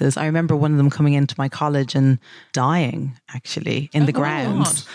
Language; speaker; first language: English; native; English